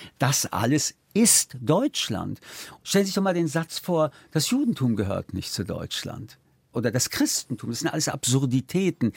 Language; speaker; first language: German; early bilingual, other home language; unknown